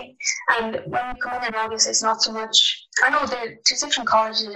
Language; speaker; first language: English; native; English